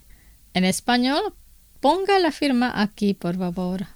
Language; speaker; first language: Spanish; non-native, fluent; Indonesian